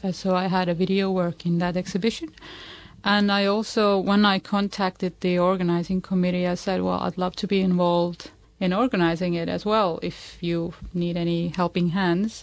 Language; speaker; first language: English; non-native, fluent; Estonian